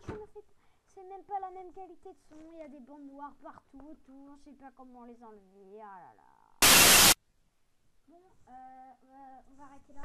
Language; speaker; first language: French; native; French